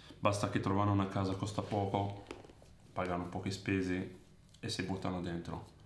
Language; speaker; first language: Italian; non-native, fluent; Arabic